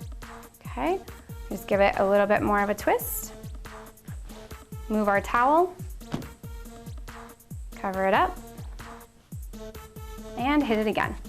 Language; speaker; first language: English; native; English